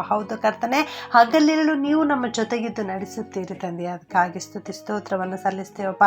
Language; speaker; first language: Kannada; native; Kannada